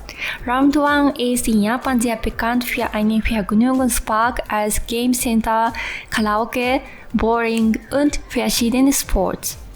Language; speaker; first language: German; non-native, fluent; Japanese